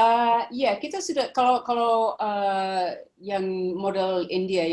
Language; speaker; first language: Indonesian; non-native, fluent; English